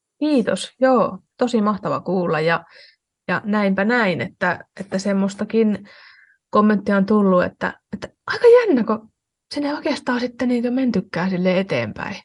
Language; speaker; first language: Finnish; native; Finnish